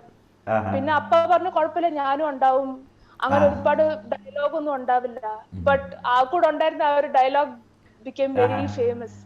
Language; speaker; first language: Malayalam; early bilingual, heritage; Malayalam